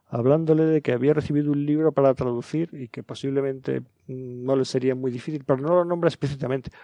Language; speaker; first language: Spanish; native; Spanish